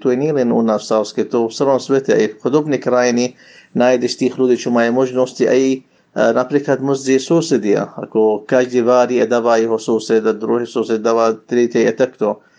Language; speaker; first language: Slovak; non-native, learner; Arabic